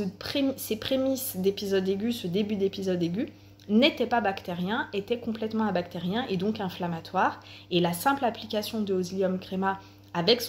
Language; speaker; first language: French; non-native, fluent; Italian